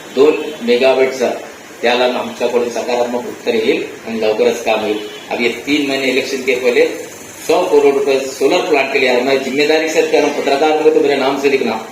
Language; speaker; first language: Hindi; non-native, local second language; Marathi